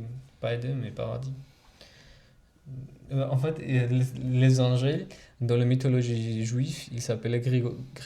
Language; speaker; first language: French; non-native, fluent; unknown